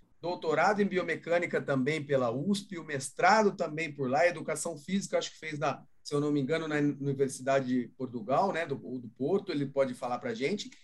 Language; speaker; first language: Portuguese; native; Portuguese